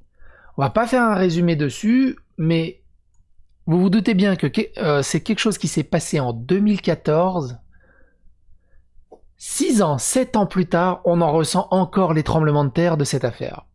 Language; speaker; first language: French; native; French